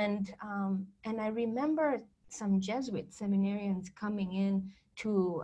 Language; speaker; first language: English; non-native, local second language; Kikuyu